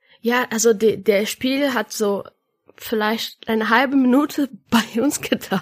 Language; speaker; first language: German; non-native, learner; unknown